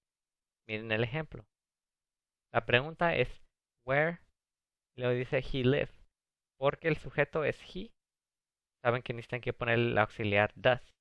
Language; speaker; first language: Spanish; early bilingual, other home language; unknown